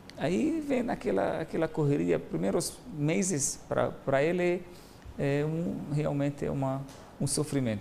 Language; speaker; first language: Portuguese; non-native, fluent; Arabic